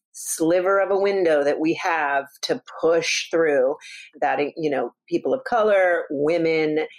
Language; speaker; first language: English; native; English